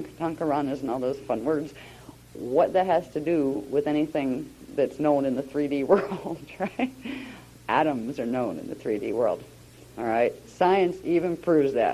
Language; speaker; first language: English; native; English